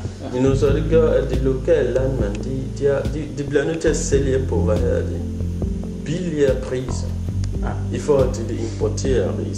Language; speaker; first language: Danish; non-native, fluent; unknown